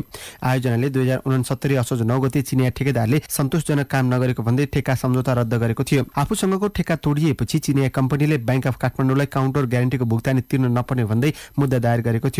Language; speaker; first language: Nepali; native; Nepali